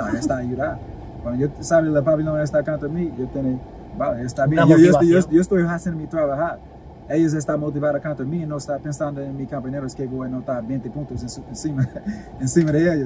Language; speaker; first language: Spanish; non-native, learner; English